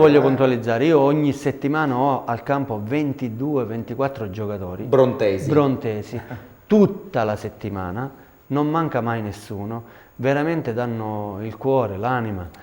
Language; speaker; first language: Italian; native; Italian